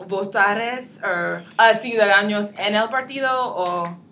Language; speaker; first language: Spanish; non-native, learner; English